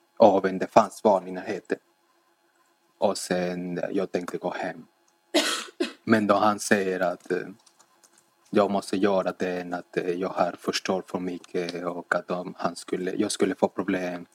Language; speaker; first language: Swedish; non-native, fluent; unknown